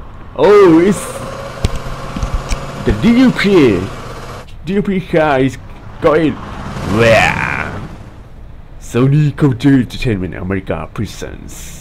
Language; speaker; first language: English; non-native, learner; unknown